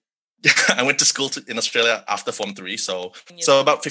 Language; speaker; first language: English; non-native, local second language; Malay